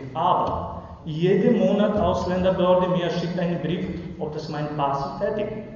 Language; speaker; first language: German; non-native, learner; Romany